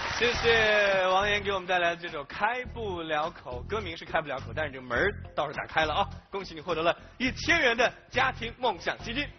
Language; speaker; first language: Chinese; non-native, local second language; Uyghur